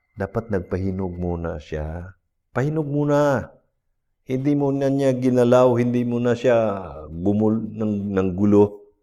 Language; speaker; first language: Filipino; non-native, local second language; Cebuano